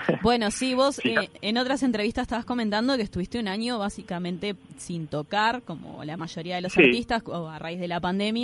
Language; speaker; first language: Spanish; native; Spanish